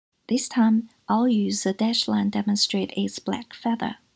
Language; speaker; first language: English; non-native, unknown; Chinese